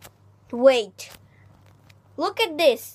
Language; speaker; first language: English; non-native, learner; Indonesian